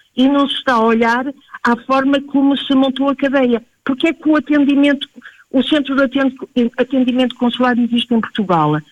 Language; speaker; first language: Portuguese; early bilingual, heritage; Portuguese